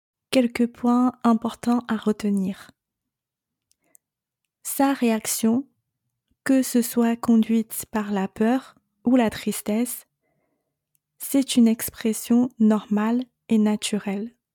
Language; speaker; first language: French; non-native, fluent; Chinese